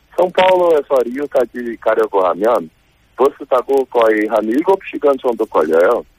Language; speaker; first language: Korean; non-native, fluent; Portuguese